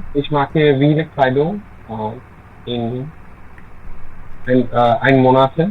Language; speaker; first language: German; non-native, learner; Bangla